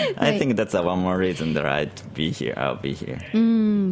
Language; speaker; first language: English; non-native, learner; Japanese